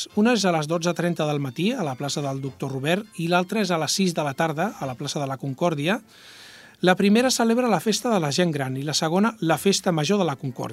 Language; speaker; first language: Catalan; native; Catalan